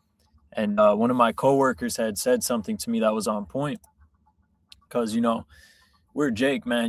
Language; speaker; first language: English; native; English